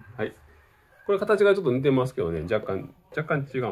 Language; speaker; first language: Japanese; native; Japanese